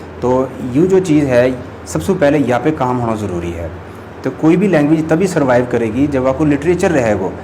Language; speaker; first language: Urdu; non-native, local second language; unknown